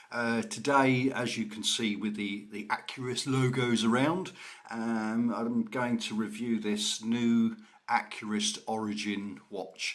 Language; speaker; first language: English; native; English